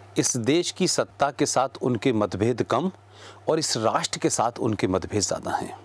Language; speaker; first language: Hindi; native; Hindi